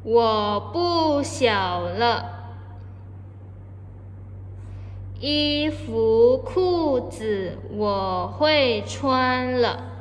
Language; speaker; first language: Chinese; non-native, fluent; Indonesian